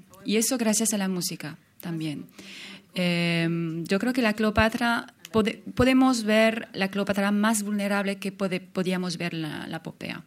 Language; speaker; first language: Spanish; non-native, fluent; French